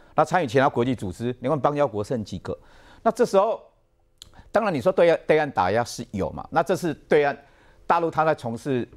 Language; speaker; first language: Chinese; native; Chinese